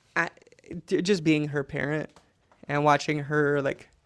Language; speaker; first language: English; native; English